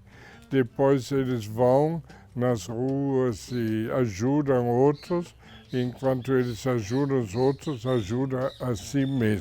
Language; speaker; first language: Portuguese; non-native, fluent; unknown